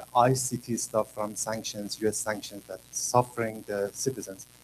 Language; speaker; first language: English; non-native, learner; Persian